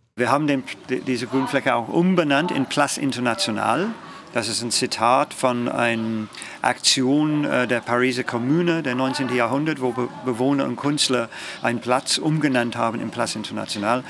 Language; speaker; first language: German; non-native, fluent; English